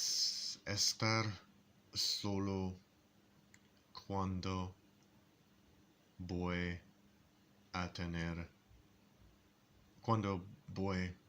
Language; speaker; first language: Spanish; non-native, learner; English